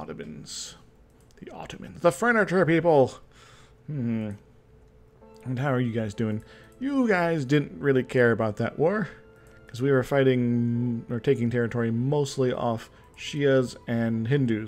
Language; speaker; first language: English; native; English